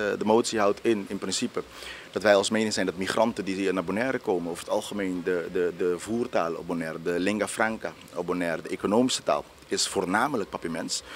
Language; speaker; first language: Dutch; non-native, local second language; Papiamento